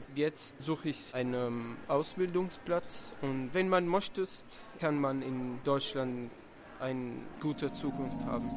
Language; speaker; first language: German; non-native, learner; Arabic